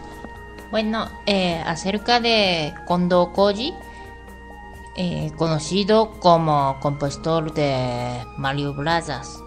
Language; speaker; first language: Spanish; non-native, fluent; Japanese